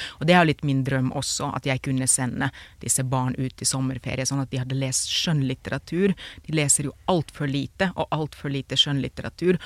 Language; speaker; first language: Norwegian; non-native, fluent; Finnish